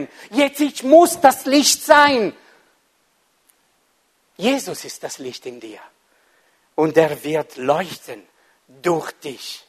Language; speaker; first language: German; non-native, fluent; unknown